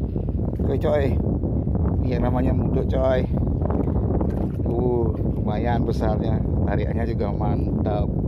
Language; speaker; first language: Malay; non-native, local second language; Balinese